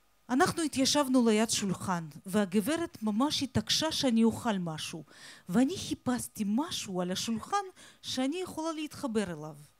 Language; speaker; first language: Hebrew; non-native, fluent; Russian